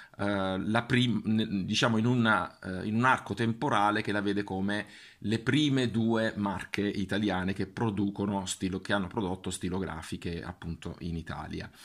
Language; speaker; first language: Italian; native; Italian